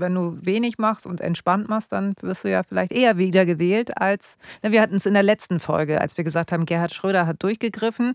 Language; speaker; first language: German; native; German